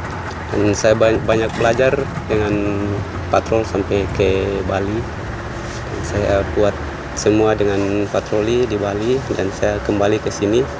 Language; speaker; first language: Indonesian; non-native, local second language; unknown